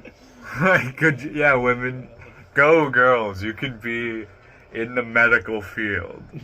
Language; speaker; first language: English; native; English